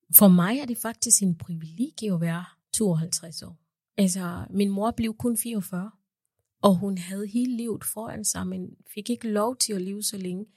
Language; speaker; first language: Danish; non-native, fluent; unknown